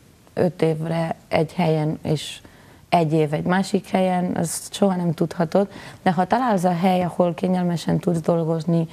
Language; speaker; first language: Hungarian; non-native, learner; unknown